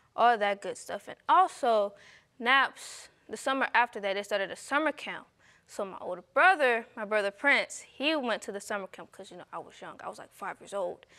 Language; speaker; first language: English; native; English